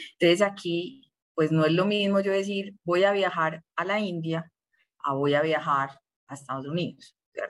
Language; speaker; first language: Spanish; native; Spanish